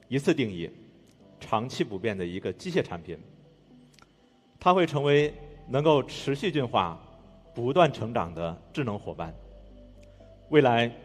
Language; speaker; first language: Chinese; native; Chinese